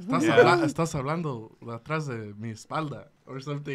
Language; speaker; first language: Spanish; early bilingual, other home language; English